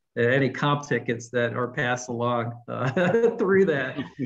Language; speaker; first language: English; native; English